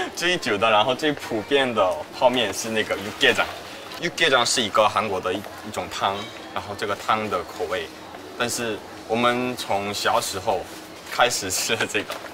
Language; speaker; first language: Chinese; non-native, fluent; Korean